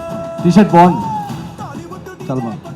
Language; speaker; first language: Telugu; native; Telugu